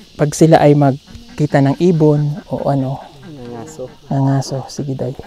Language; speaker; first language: Filipino; non-native, local second language; Cebuano